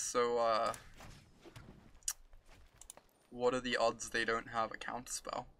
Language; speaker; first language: English; native; English